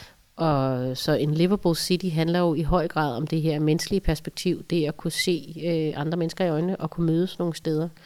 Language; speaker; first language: Danish; native; Danish